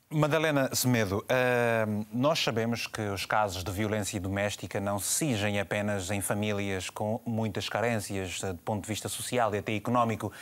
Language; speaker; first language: Portuguese; native; Portuguese